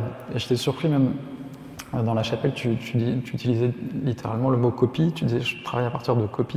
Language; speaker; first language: French; native; French